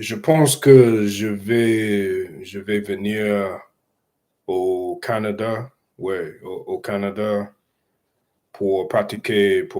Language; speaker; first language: French; non-native, learner; English